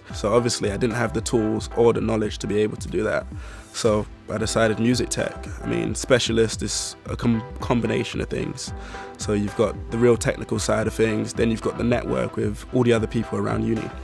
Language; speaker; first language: English; native; English